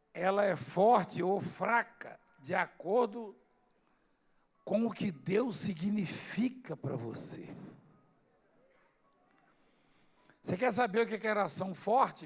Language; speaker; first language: Portuguese; native; Portuguese